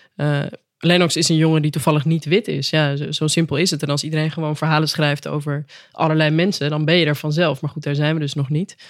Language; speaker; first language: Dutch; native; Dutch